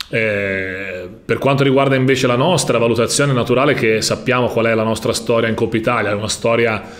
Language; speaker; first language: Italian; native; Italian